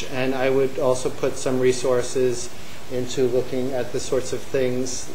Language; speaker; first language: English; native; English